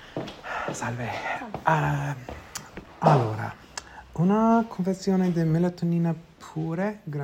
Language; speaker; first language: Italian; non-native, learner; English